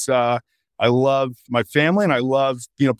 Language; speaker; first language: English; native; English